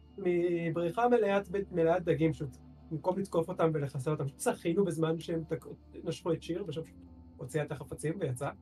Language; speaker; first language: Hebrew; native; Hebrew